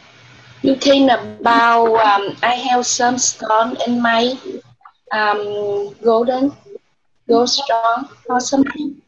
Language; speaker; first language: English; non-native, learner; Vietnamese